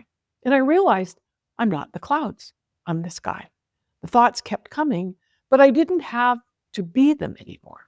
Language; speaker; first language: English; native; English